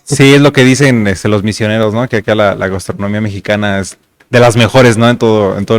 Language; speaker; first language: Spanish; native; Spanish